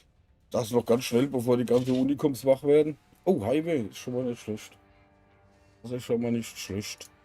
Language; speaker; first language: German; native; German